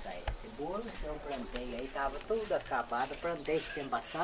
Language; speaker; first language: Portuguese; native; Portuguese